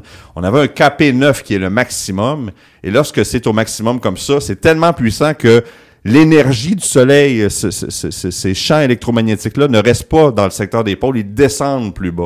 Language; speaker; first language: French; native; French